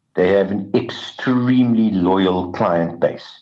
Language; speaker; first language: English; native; English